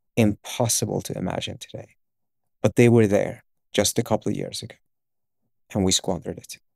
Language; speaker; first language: English; early bilingual, other home language; Swedish